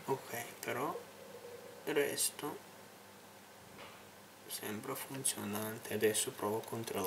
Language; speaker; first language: Italian; non-native, fluent; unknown